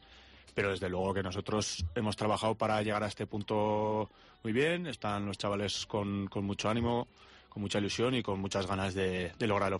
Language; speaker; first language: Spanish; native; Spanish